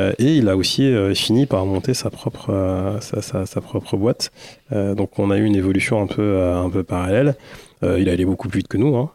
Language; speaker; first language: French; early bilingual, other home language; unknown